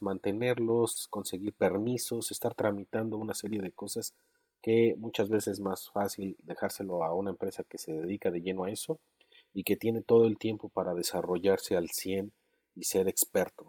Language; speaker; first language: Spanish; native; Spanish